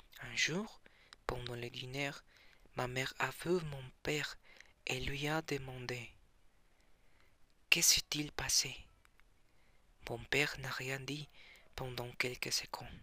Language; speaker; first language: French; non-native, learner; Spanish